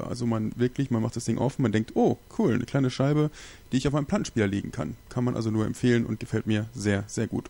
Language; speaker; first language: German; native; German